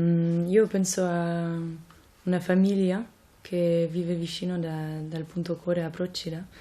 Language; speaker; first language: Italian; non-native, fluent; French